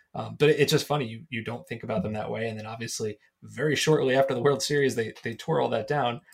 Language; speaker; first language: English; native; English